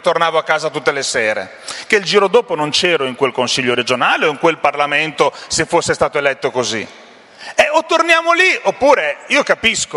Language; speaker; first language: Italian; native; Italian